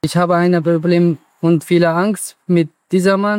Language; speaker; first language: German; non-native, learner; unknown